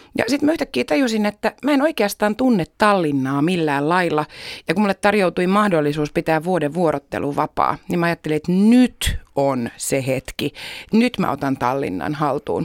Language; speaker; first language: Finnish; native; Finnish